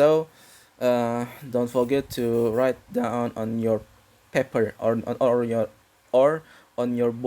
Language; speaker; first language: English; non-native, fluent; Indonesian